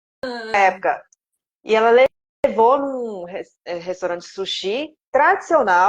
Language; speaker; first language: Portuguese; non-native, fluent; Japanese